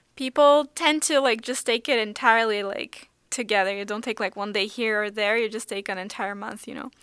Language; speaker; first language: English; non-native, fluent; Portuguese